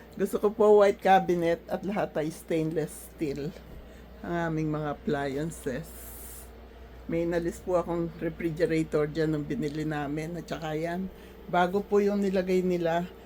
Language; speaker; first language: Filipino; non-native, local second language; Pampanga